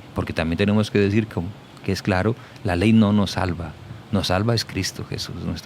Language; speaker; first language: Spanish; native; Spanish